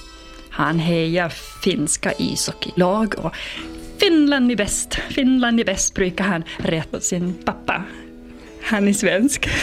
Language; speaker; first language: Swedish; non-native, fluent; Finnish